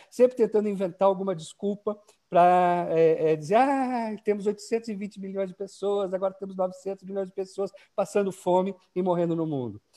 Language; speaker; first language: Portuguese; native; Portuguese